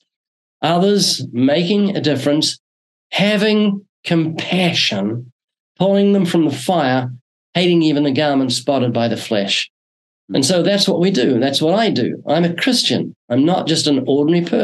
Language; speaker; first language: English; native; English